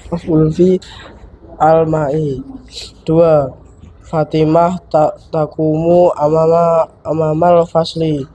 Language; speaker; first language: Arabic; non-native, learner; Indonesian